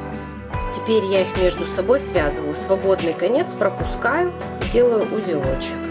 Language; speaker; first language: Russian; native; Russian